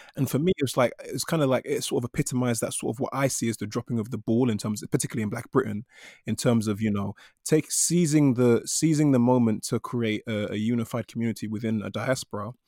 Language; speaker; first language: English; native; English